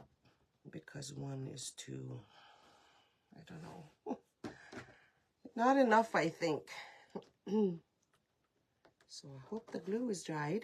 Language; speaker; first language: English; native; English